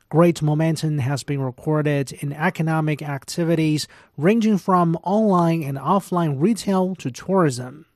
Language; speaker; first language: English; non-native, fluent; Chinese